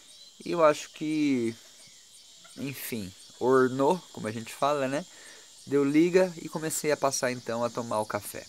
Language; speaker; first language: Portuguese; native; Portuguese